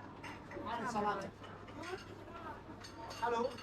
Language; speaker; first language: German; non-native, learner; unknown